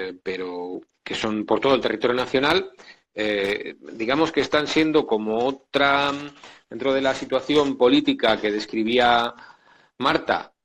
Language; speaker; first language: Spanish; native; Spanish